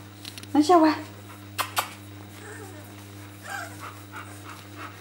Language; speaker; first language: French; native; French